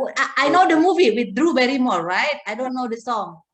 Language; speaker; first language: English; non-native, fluent; Indonesian